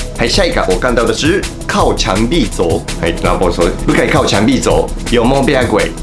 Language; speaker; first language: Chinese; non-native, fluent; Japanese